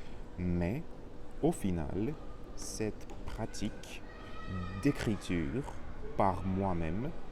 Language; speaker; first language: French; non-native, learner; Russian